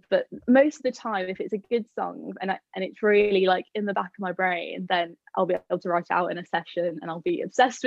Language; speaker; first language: English; native; English